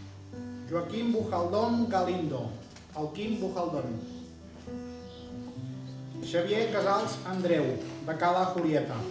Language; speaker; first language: Catalan; native; Catalan